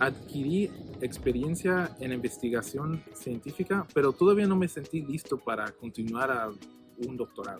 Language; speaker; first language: Spanish; early bilingual, heritage; Spanish